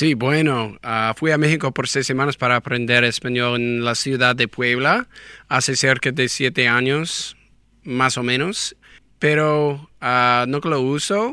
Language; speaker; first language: Spanish; non-native, learner; English